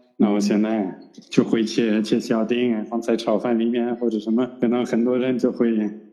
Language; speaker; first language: Chinese; non-native, fluent; French